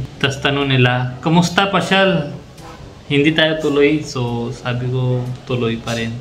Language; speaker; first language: Filipino; non-native, learner; Punjabi